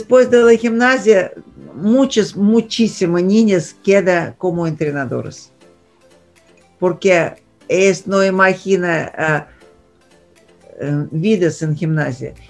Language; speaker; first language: Spanish; non-native, fluent; Russian